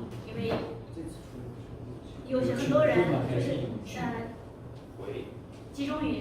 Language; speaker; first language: Chinese; non-native, local second language; Uyghur